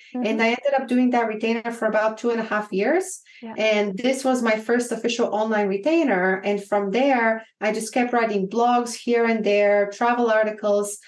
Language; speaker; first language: English; non-native, fluent; Bulgarian